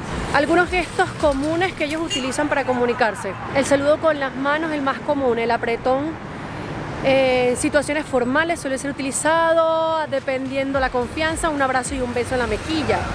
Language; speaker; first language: Spanish; native; Spanish